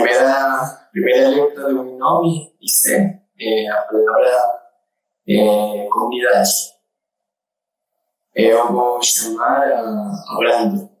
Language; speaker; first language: Portuguese; non-native, learner; Spanish